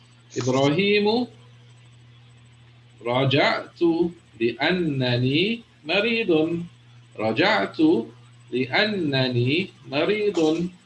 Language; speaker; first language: Arabic; non-native, fluent; English